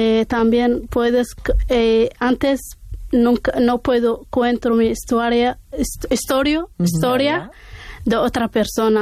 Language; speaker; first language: Spanish; non-native, learner; Arabic